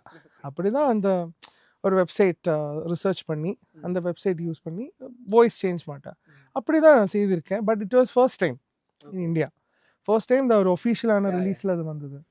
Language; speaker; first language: Tamil; non-native, learner; Malayalam